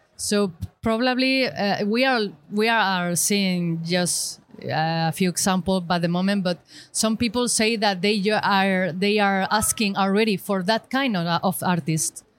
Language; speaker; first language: English; non-native, learner; Spanish